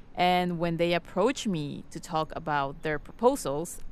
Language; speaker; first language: English; native; English